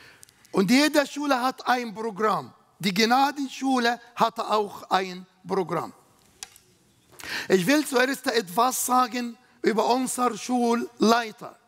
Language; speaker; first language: German; non-native, fluent; Arabic